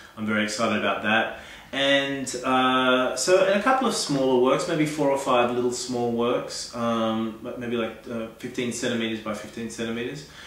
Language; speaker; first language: English; native; English